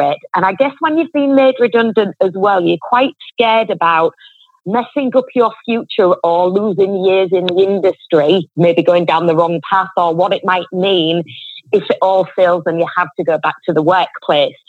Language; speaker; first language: English; native; English